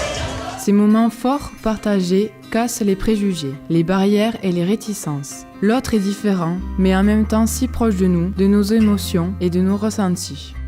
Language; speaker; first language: French; native; French